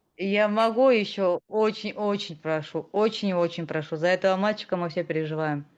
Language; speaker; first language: Russian; native; Russian